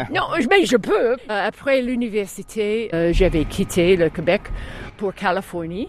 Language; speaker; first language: French; non-native, fluent; English